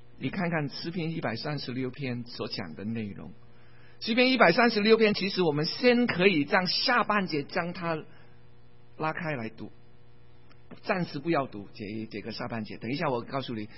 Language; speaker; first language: Chinese; non-native, local second language; Cantonese